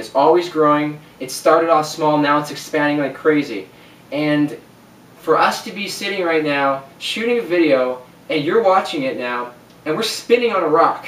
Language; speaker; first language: English; native; English